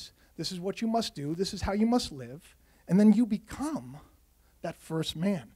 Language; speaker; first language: English; native; English